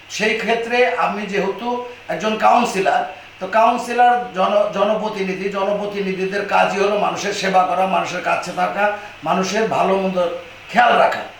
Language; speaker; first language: Bangla; native; Bangla